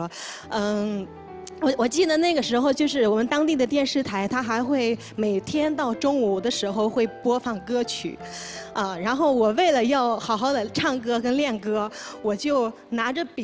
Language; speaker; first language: Chinese; native; Chinese